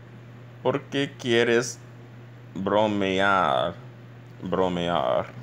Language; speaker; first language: Spanish; non-native, learner; English